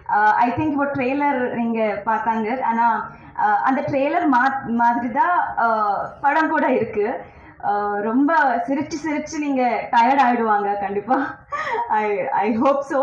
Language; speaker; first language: Tamil; non-native, learner; Telugu